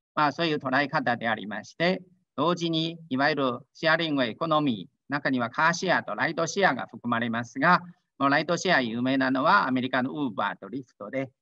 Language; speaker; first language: Japanese; non-native, fluent; Chinese